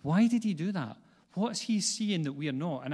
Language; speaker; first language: English; native; English